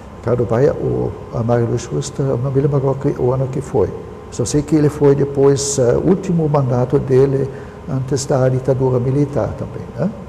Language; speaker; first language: Portuguese; non-native, local second language; German